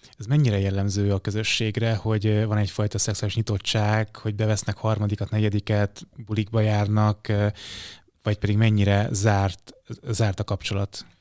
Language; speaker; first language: Hungarian; native; Hungarian